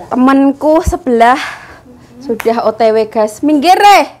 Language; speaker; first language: Indonesian; non-native, local second language; Javanese